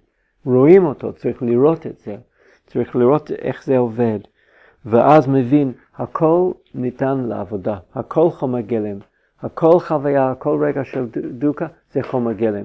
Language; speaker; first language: Hebrew; non-native, fluent; English